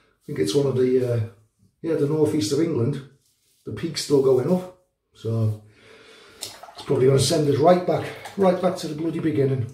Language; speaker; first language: English; native; English